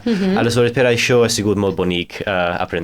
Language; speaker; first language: Catalan; non-native, fluent; English